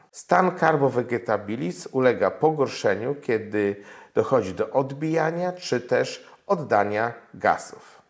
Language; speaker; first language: Polish; native; Polish